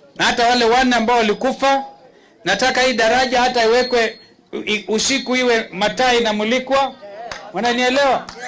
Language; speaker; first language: Swahili; non-native, local second language; Kamba